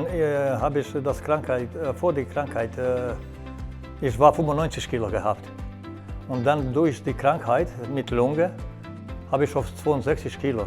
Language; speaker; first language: German; non-native, learner; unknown